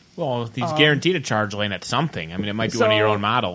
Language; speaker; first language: English; native; English